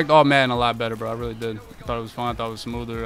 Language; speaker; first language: English; native; English